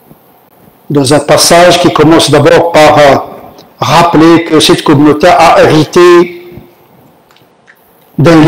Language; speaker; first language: French; native; French